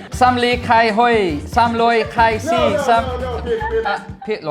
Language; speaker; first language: Thai; non-native, learner; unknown